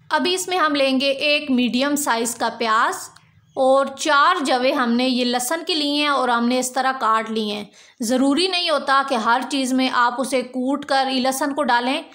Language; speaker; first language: Urdu; native; Urdu